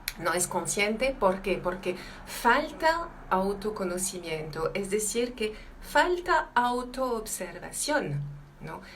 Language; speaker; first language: Spanish; non-native, fluent; French